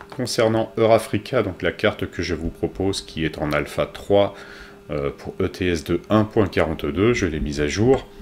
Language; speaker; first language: French; native; French